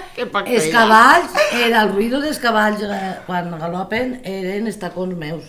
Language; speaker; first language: Catalan; native; Catalan